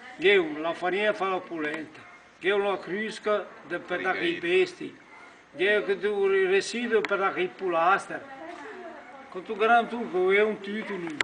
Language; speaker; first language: Italian; non-native, local second language; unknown